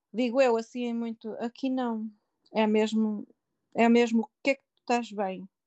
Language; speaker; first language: Portuguese; native; Portuguese